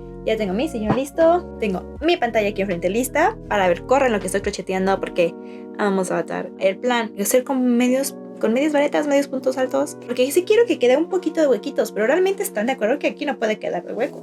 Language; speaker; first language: Spanish; native; Spanish